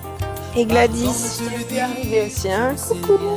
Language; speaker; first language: French; native; French